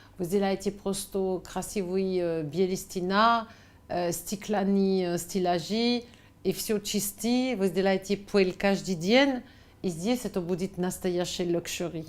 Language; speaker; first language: Russian; non-native, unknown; French